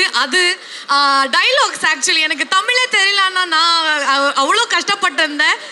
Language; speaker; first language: Tamil; non-native, learner; Kannada